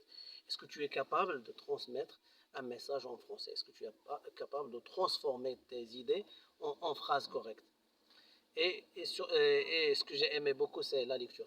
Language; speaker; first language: French; non-native, local second language; Arabic